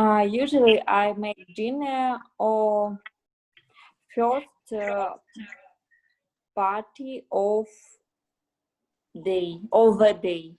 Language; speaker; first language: English; non-native, learner; Russian